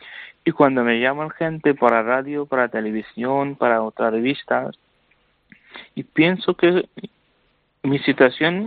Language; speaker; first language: Spanish; non-native, learner; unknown